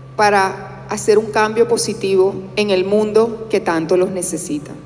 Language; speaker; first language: Spanish; native; Spanish